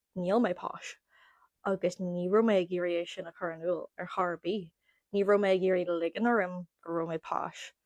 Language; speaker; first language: Irish; non-native, local second language; English